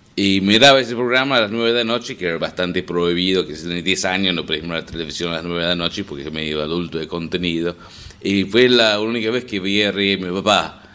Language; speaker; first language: Spanish; non-native, fluent; English